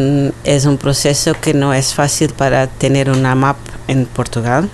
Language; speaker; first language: Spanish; non-native, learner; Portuguese